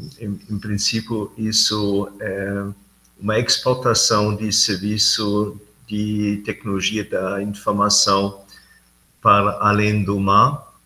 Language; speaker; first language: Portuguese; non-native, fluent; German